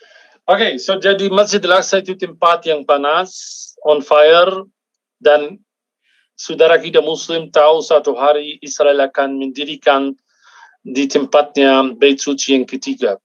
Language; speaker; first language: Indonesian; non-native, fluent; Arabic